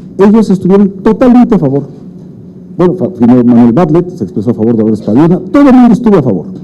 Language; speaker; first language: Spanish; native; Spanish